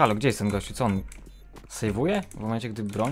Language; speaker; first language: Polish; native; Polish